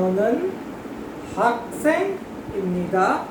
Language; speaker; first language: Korean; non-native, fluent; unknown